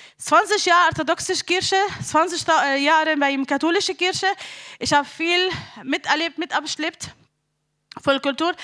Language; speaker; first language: German; non-native, learner; Arabic